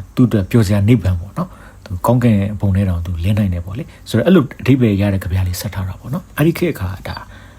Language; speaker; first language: Burmese; native; Burmese